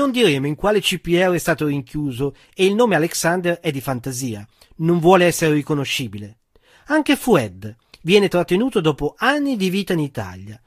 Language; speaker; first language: Italian; native; Italian